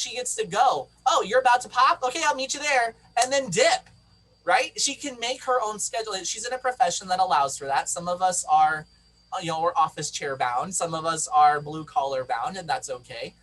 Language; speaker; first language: English; native; English